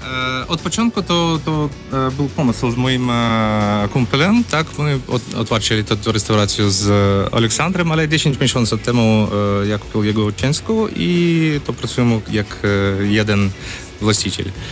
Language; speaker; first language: Polish; non-native, learner; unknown